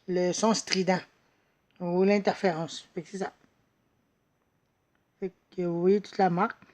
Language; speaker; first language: French; native; French